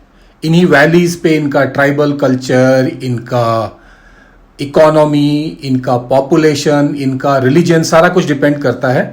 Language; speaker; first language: Hindi; native; Hindi